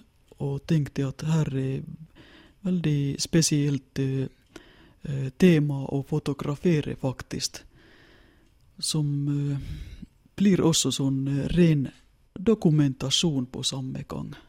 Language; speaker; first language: Norwegian; non-native, fluent; Finnish